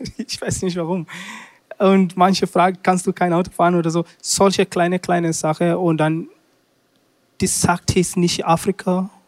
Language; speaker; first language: German; non-native, learner; Swahili